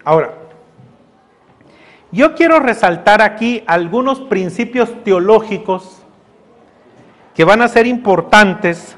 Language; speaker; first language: Spanish; native; Spanish